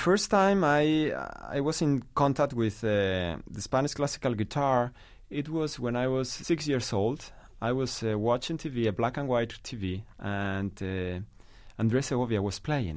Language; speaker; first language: English; non-native, fluent; Spanish